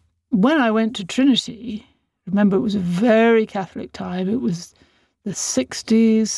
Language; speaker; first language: English; native; English